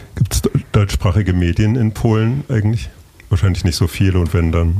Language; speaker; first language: German; native; German